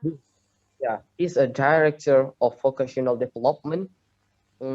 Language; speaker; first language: English; non-native, learner; Indonesian